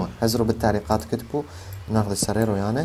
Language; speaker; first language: Arabic; native; Arabic